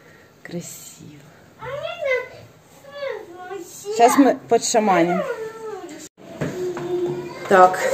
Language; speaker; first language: Russian; native; Russian